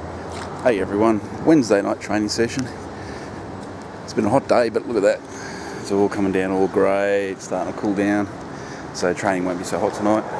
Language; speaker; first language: English; native; English